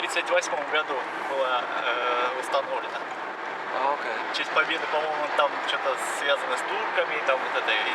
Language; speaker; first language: Russian; native; Russian